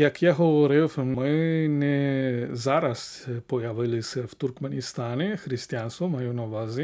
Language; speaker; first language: Ukrainian; non-native, fluent; Spanish